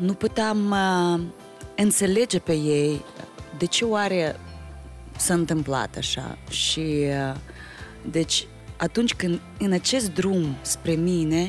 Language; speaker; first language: Romanian; non-native, local second language; Russian